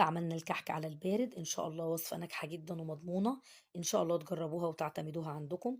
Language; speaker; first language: Arabic; native; Arabic